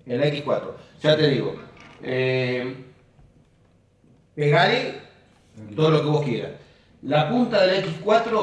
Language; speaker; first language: Spanish; native; Spanish